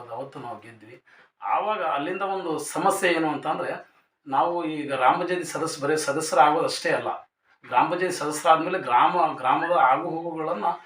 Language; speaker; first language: Kannada; non-native, local second language; Lambadi